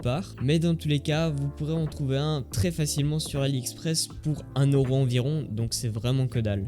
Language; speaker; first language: French; native; French